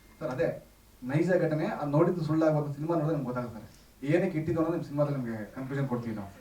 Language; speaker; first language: Kannada; native; Kannada